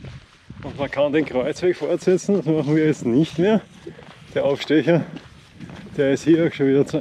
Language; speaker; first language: German; native; German